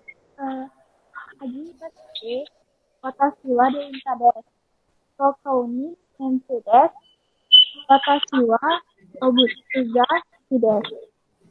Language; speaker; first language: Japanese; non-native, learner; Indonesian